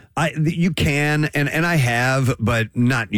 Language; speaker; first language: English; native; English